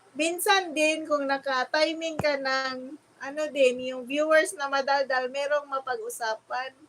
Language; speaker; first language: Filipino; non-native, local second language; Cebuano